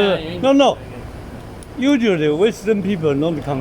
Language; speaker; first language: English; non-native, learner; Chinese